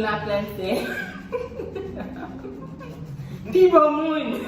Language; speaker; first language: Haitian Creole; early bilingual, heritage; Haitian Creole